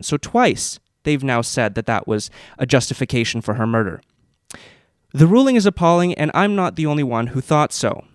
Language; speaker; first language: English; native; English